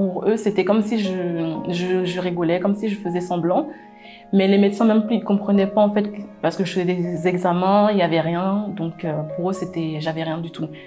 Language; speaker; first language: French; native; French